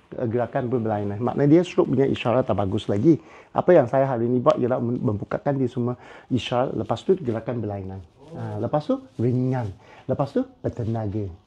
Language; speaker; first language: Malay; non-native, local second language; Chinese